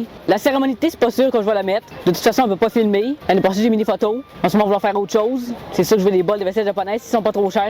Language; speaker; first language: French; native; French